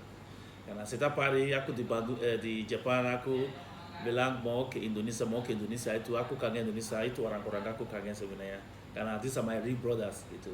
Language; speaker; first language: Indonesian; non-native, fluent; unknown